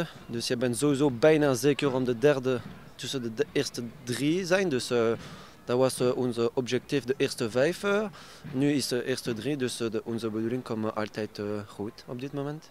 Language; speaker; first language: Dutch; non-native, learner; French